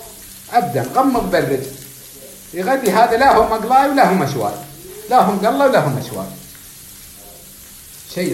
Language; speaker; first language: Arabic; native; Arabic